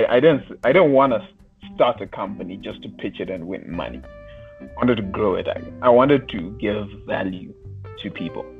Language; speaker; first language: English; non-native, local second language; Shona